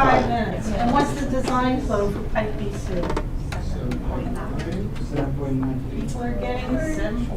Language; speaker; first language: English; native; English